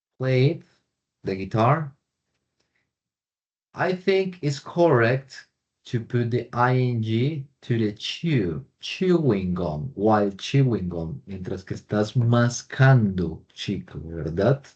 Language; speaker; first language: English; non-native, fluent; Spanish